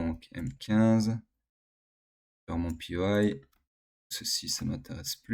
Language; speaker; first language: French; native; French